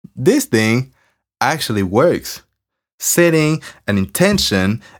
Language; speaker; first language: English; non-native, fluent; French